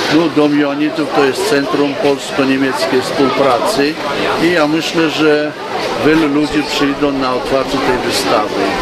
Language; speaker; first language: Polish; non-native, fluent; Armenian